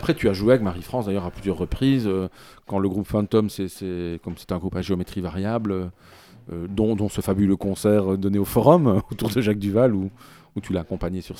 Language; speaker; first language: French; native; French